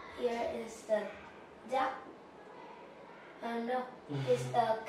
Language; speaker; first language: English; non-native, learner; Vietnamese